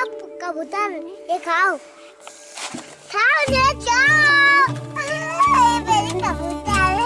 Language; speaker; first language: Hindi; non-native, local second language; Balti